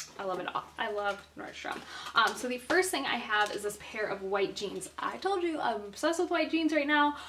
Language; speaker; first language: English; native; English